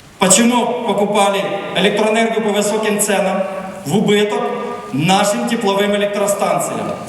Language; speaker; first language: Russian; non-native, local second language; Ukrainian